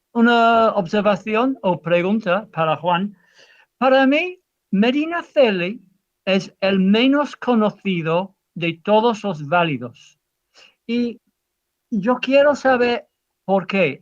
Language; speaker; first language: Spanish; non-native, learner; English